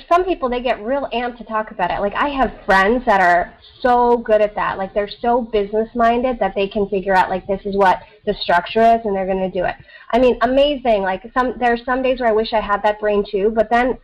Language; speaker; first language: English; early bilingual, other home language; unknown